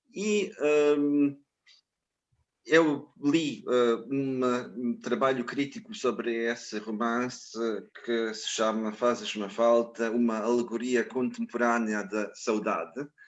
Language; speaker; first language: Portuguese; non-native, fluent; Croatian